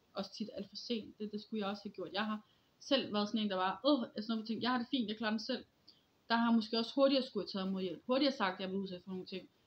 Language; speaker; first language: Danish; early bilingual, other home language; Polish